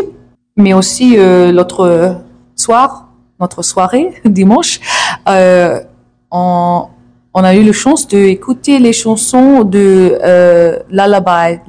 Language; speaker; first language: French; non-native, learner; English